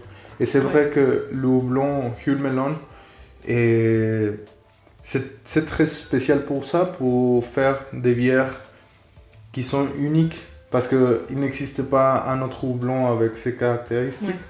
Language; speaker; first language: French; non-native, fluent; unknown